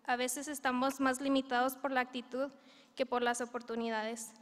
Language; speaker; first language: Spanish; early bilingual, heritage; Spanish